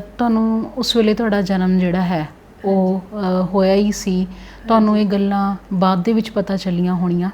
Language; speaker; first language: Punjabi; native; Punjabi